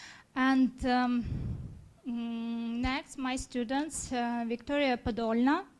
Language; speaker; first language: English; non-native, learner; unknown